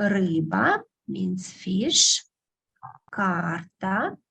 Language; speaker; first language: Russian; non-native, fluent; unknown